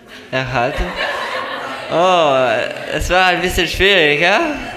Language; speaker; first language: German; non-native, learner; French